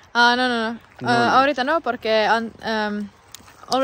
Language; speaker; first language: Spanish; non-native, learner; Finnish